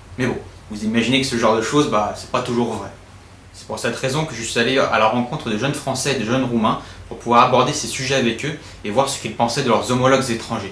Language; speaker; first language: French; native; French